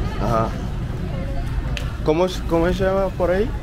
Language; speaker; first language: Spanish; non-native, learner; English